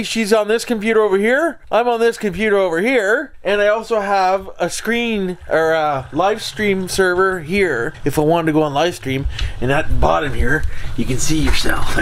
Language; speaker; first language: English; native; English